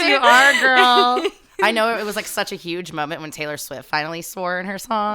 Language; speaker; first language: English; native; English